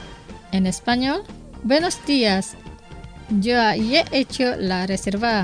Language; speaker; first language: Spanish; non-native, fluent; Indonesian